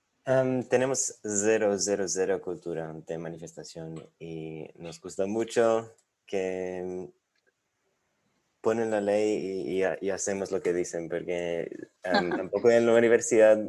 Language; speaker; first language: Spanish; non-native, fluent; English